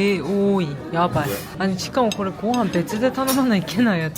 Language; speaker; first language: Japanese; non-native, fluent; Korean